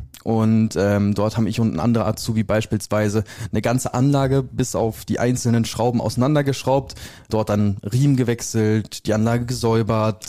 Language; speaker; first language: German; native; German